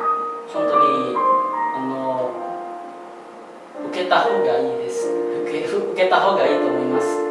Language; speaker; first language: Japanese; non-native, fluent; Indonesian